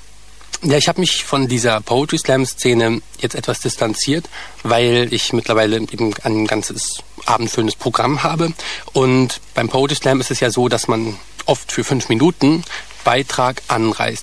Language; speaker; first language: German; native; German